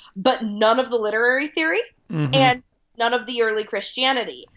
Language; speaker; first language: English; early bilingual, other home language; Hindi